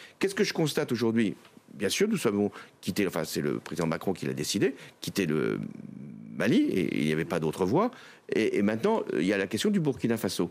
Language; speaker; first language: French; native; French